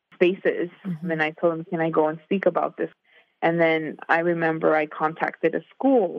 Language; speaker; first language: English; native; English